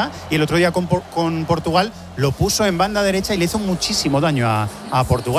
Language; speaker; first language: Spanish; native; Spanish